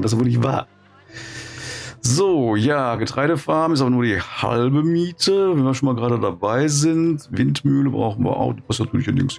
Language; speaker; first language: German; native; German